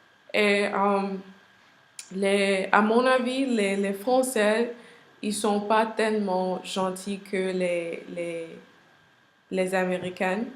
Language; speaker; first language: French; non-native, learner; English